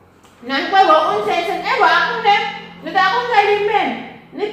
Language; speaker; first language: Chinese; non-native, learner; Indonesian